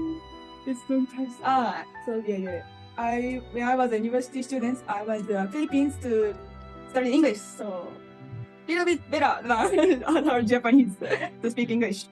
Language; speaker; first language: English; non-native, learner; Japanese